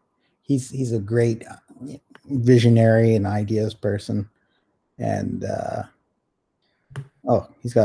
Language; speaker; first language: English; native; English